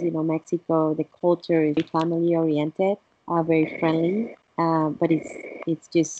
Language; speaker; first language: English; non-native, fluent; Spanish